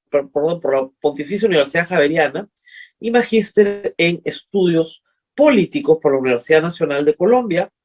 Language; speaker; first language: Spanish; native; Spanish